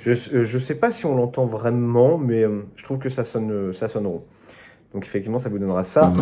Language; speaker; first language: French; native; French